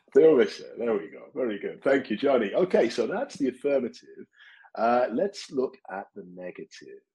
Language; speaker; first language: English; native; English